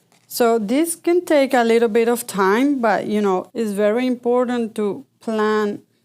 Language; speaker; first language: English; non-native, fluent; Spanish